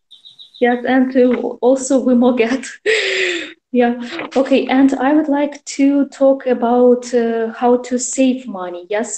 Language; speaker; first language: English; non-native, learner; Russian